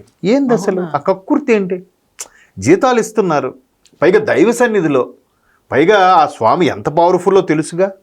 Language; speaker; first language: Telugu; native; Telugu